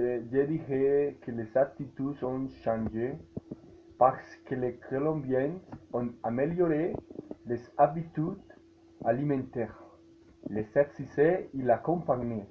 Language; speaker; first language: French; non-native, learner; Spanish